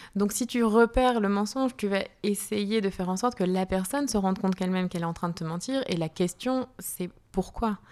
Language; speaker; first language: French; native; French